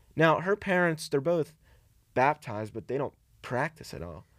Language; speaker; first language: English; early bilingual, other home language; Italian